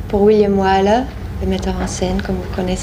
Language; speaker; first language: French; non-native, fluent; Dutch